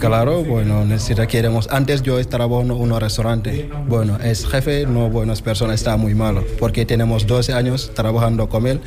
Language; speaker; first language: Spanish; non-native, learner; Wolof